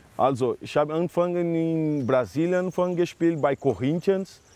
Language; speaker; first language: German; non-native, learner; Portuguese